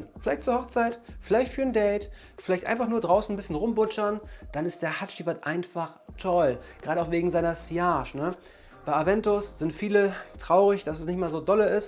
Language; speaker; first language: German; native; German